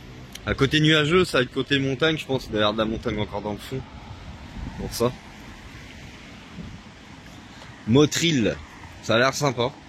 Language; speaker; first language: French; native; French